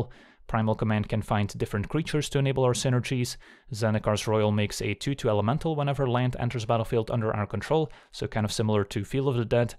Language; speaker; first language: English; native; English